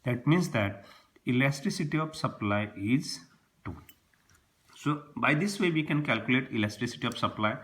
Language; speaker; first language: English; non-native, local second language; Marathi